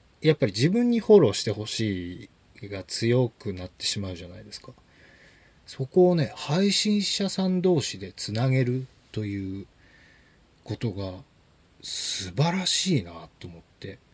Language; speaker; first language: Japanese; native; Japanese